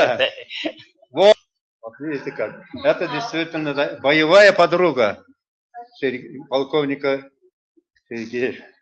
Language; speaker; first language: Russian; non-native, local second language; Bashkir